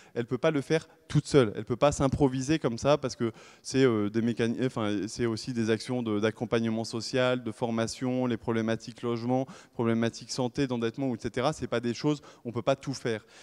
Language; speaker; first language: French; native; French